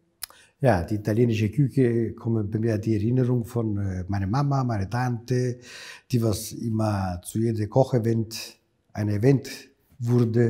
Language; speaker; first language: German; non-native, fluent; Italian